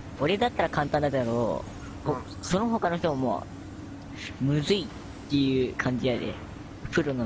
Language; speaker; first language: Japanese; native; Japanese